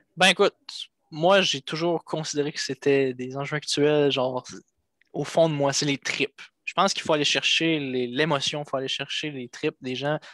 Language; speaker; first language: French; native; French